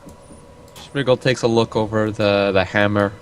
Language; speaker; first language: English; native; English